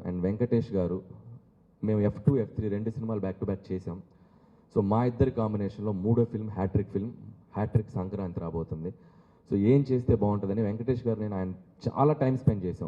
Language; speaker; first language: Telugu; native; Telugu